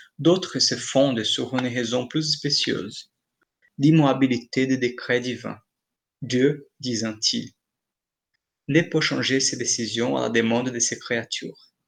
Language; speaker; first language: French; non-native, fluent; Portuguese